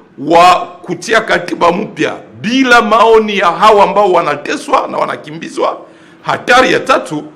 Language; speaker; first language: Swahili; native; Swahili